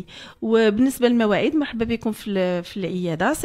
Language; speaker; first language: Arabic; native; Arabic